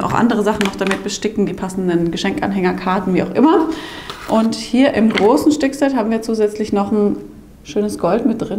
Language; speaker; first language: German; native; German